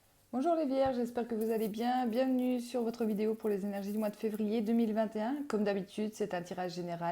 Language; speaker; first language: French; native; French